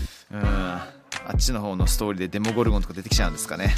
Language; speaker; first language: Japanese; early bilingual, heritage; Japanese